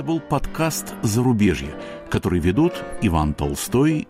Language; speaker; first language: Russian; native; Russian